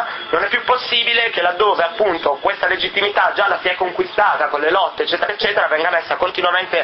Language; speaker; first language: Italian; native; Italian